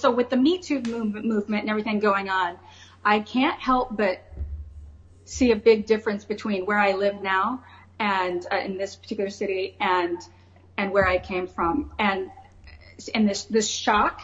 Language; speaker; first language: English; native; English